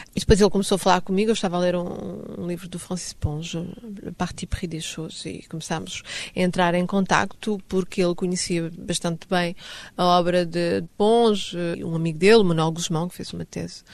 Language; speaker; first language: Portuguese; non-native, fluent; Swedish